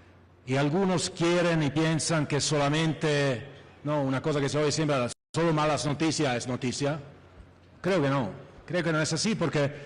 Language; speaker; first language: Spanish; non-native, fluent; Italian